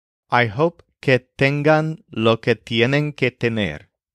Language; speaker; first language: Spanish; non-native, fluent; English